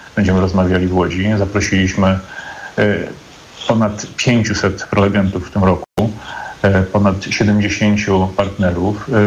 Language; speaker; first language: Polish; native; Polish